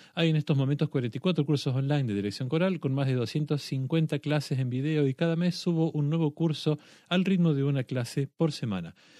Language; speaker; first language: Spanish; native; Spanish